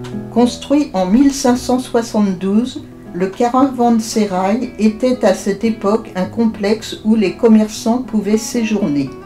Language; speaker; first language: French; native; French